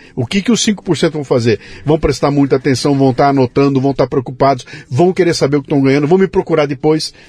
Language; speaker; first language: Portuguese; native; Portuguese